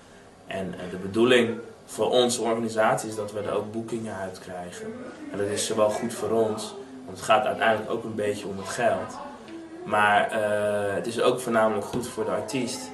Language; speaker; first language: Dutch; native; Dutch